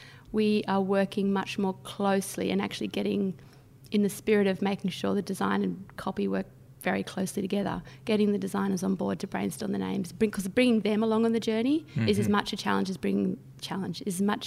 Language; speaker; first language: English; native; English